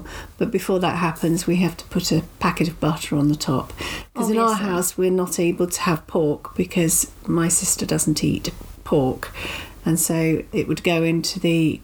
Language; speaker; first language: English; native; English